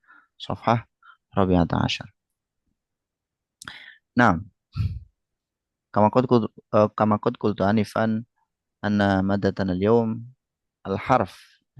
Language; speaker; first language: Arabic; non-native, fluent; Indonesian